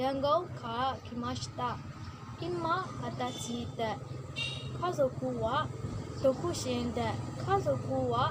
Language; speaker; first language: Japanese; non-native, learner; Burmese